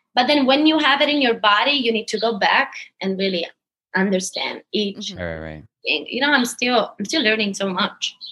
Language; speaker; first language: English; non-native, fluent; Italian